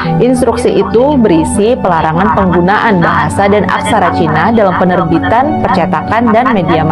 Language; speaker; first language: Indonesian; native; Indonesian